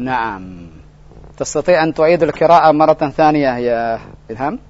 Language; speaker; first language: Arabic; non-native, fluent; Indonesian